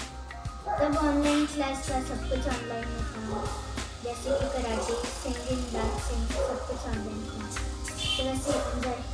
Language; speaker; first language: Hindi; non-native, local second language; Malayalam